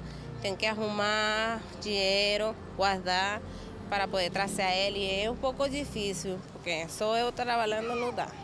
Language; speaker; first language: Portuguese; non-native, learner; Spanish